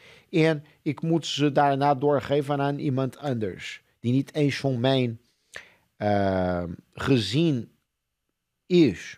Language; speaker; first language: Dutch; non-native, fluent; Portuguese